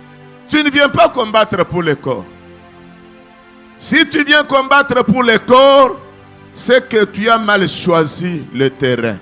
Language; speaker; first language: French; non-native, local second language; Lingala